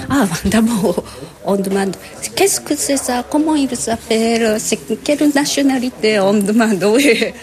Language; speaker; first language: French; non-native, learner; Japanese